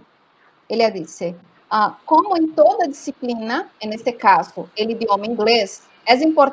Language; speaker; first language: Spanish; non-native, learner; Portuguese